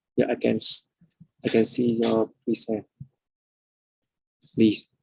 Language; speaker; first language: English; non-native, fluent; Vietnamese